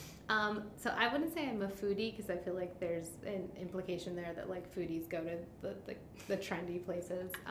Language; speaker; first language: English; early bilingual, other home language; Spanish